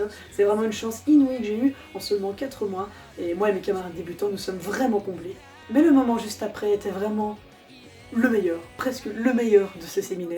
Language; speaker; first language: French; native; French